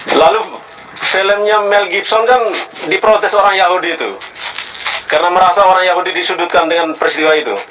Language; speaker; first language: Indonesian; native; Indonesian